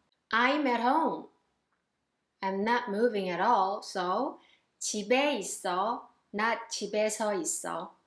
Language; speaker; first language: English; non-native, fluent; Korean